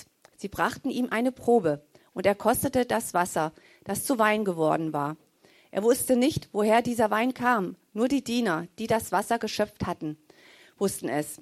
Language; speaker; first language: German; native; German